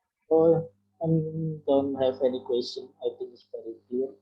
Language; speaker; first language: English; non-native, learner; Indonesian